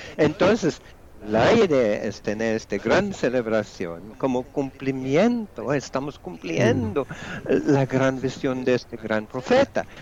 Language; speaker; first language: Spanish; non-native, fluent; English